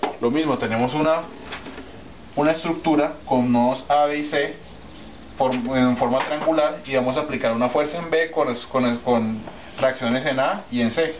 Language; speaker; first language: Spanish; native; Spanish